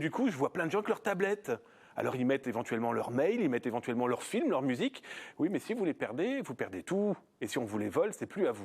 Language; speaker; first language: French; native; French